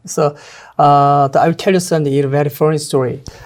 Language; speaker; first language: English; non-native, learner; Korean